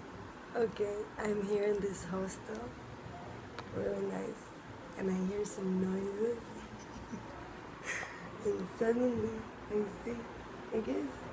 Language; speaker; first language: English; non-native, fluent; Hebrew